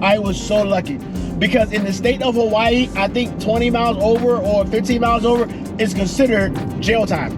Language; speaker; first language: English; native; English